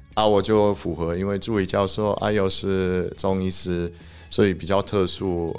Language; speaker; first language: Chinese; non-native, fluent; German